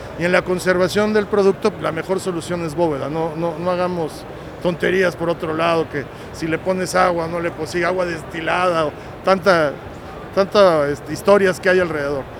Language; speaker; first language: Spanish; native; Spanish